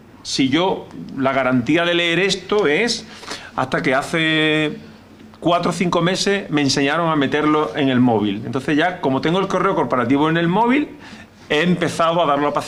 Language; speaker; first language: Spanish; native; Spanish